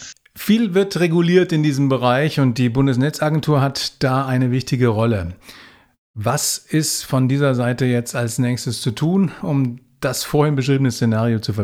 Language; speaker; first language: German; native; German